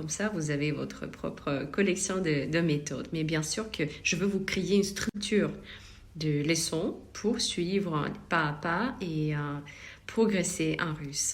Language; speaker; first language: French; non-native, fluent; Russian